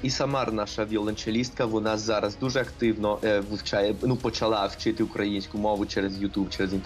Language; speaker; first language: Ukrainian; non-native, learner; Bulgarian